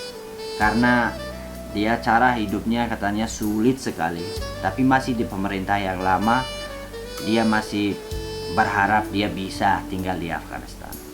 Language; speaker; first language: Indonesian; non-native, fluent; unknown